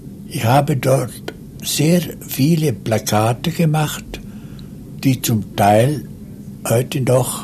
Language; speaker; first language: German; non-native, local second language; Romansh